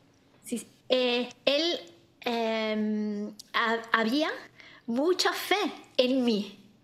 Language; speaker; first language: Spanish; non-native, learner; Italian